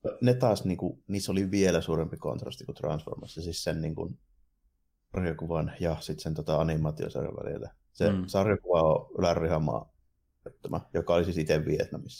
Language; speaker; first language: Finnish; native; Finnish